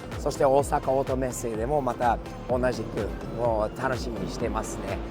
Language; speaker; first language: Japanese; non-native, fluent; English